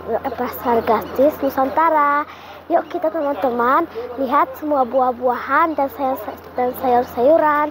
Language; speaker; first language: Indonesian; early bilingual, heritage; Indonesian